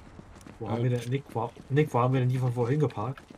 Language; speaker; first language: German; native; German